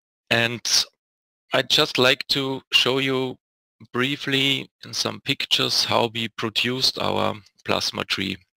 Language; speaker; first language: English; non-native, fluent; German